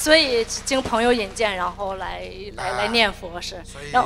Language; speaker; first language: Chinese; native; Chinese